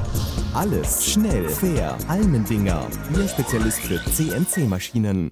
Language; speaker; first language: German; native; German